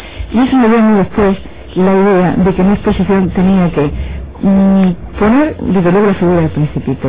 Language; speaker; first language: Spanish; native; Spanish